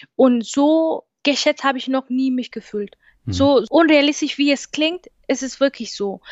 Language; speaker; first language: German; non-native, fluent; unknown